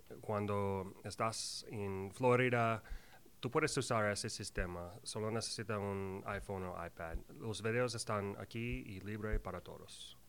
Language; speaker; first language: Spanish; non-native, learner; English